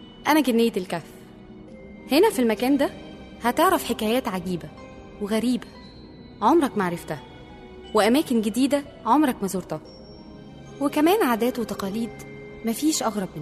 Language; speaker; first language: Arabic; native; Arabic